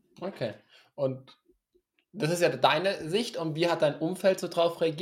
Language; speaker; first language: German; native; German